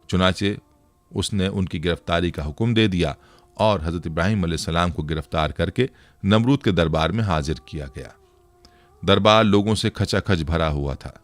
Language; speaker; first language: Urdu; native; Urdu